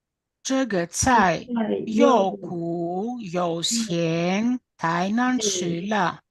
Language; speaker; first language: Chinese; non-native, learner; Greek